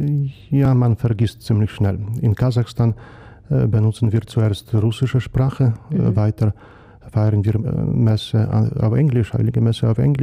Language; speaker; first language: German; non-native, fluent; Polish